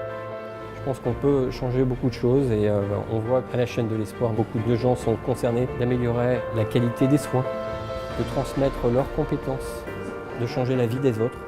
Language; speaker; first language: French; native; French